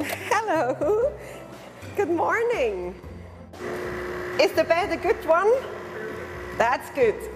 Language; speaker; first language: English; non-native, fluent; German